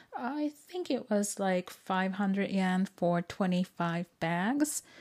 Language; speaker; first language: English; non-native, fluent; Japanese